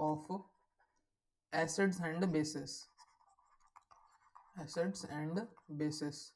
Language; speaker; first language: Hindi; native; Hindi